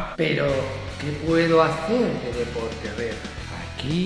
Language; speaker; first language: Spanish; native; Spanish